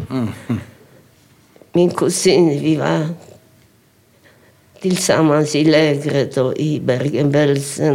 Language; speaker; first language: Swedish; non-native, fluent; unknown